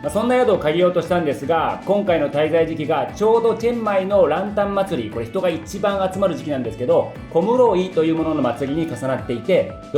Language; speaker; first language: Japanese; native; Japanese